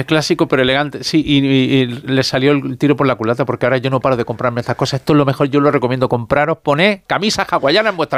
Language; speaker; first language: Spanish; native; Spanish